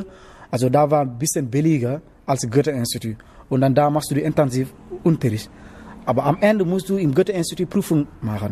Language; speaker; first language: German; non-native, learner; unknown